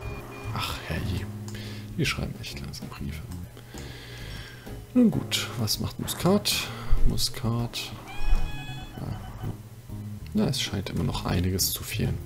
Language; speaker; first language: German; native; German